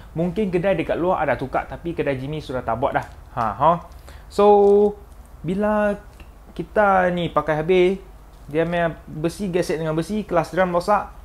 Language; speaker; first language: Malay; non-native, local second language; Chinese